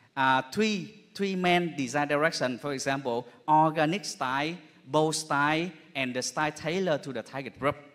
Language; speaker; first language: English; non-native, fluent; Vietnamese